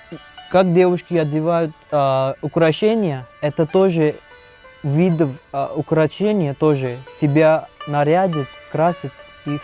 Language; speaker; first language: Russian; non-native, learner; Hindi